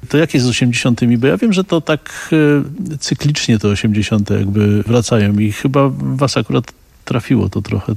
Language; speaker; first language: Polish; native; Polish